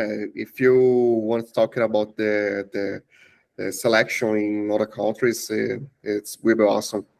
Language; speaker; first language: English; non-native, learner; Portuguese